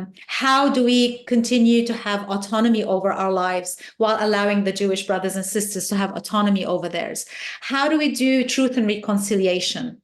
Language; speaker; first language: English; non-native, fluent; Arabic